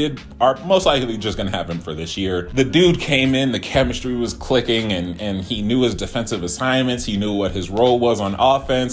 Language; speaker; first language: English; native; English